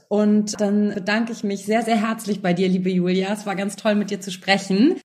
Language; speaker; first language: German; native; German